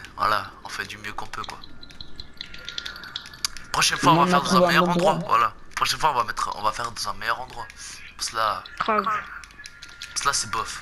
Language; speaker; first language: French; native; French